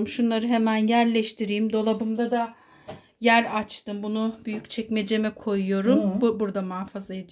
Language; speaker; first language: Turkish; native; Turkish